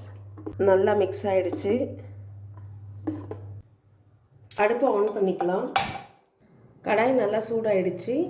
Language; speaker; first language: Tamil; native; Tamil